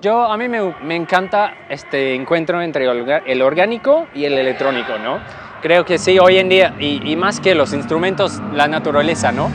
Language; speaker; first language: Spanish; non-native, fluent; English